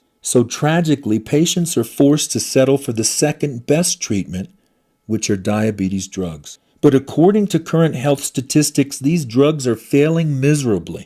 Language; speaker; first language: English; native; English